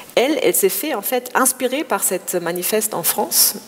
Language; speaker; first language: French; non-native, fluent; German